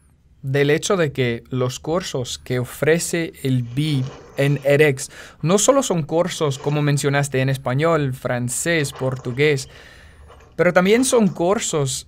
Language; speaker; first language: Spanish; non-native, fluent; English